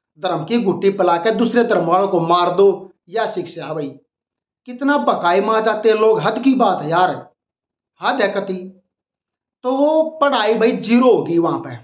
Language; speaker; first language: Hindi; native; Hindi